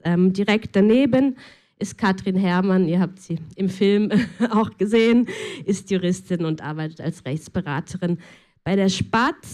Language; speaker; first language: German; native; German